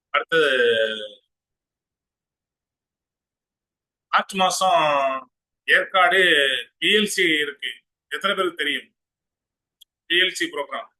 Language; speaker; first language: Tamil; native; Tamil